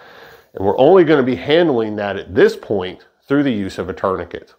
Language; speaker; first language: English; native; English